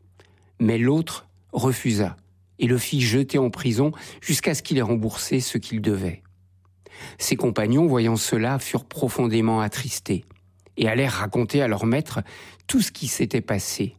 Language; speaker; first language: French; native; French